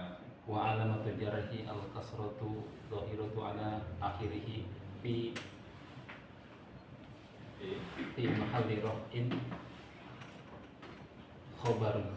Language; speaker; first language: Arabic; non-native, learner; Indonesian